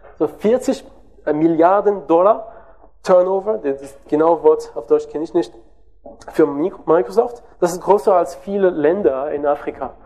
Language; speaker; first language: German; non-native, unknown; French